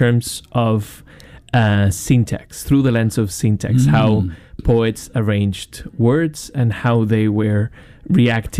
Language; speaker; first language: English; non-native, fluent; Spanish